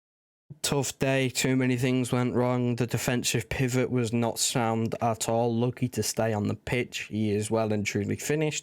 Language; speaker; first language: English; native; English